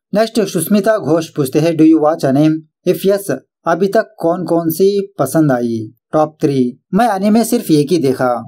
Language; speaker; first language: Hindi; non-native, local second language; Urdu